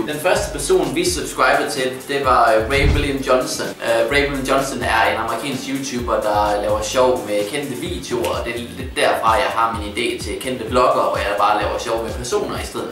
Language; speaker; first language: Danish; native; Danish